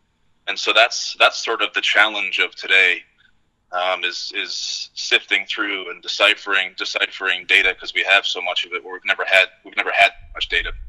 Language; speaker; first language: English; native; English